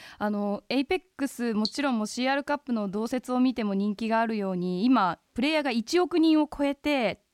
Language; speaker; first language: Japanese; native; Japanese